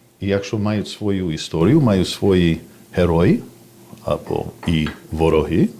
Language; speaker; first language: Ukrainian; non-native, fluent; English